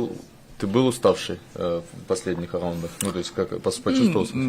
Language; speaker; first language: Russian; native; Russian